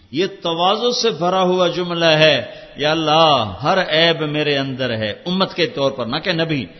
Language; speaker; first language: Urdu; non-native, local second language; Punjabi